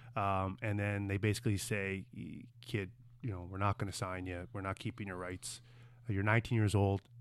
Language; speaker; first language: English; native; English